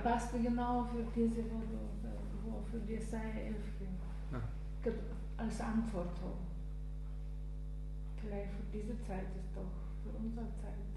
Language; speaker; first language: German; non-native, learner; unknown